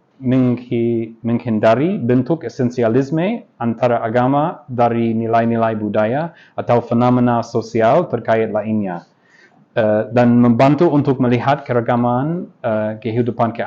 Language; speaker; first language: Indonesian; non-native, learner; English